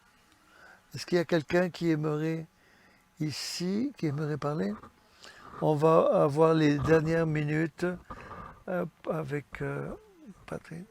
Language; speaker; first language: French; non-native, fluent; English